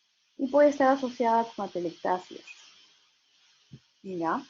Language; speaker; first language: Spanish; native; Spanish